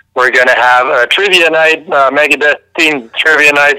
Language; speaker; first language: English; early bilingual, other home language; French